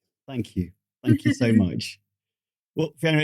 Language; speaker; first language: English; native; English